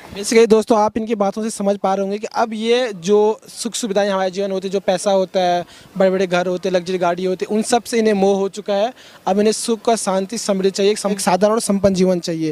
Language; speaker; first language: Hindi; native; Hindi